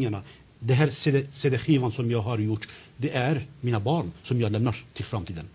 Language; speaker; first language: Swedish; non-native, fluent; Zaza